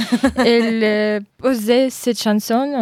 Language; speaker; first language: French; non-native, learner; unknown